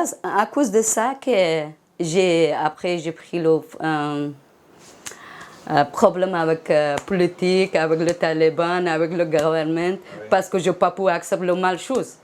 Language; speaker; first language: French; non-native, learner; Persian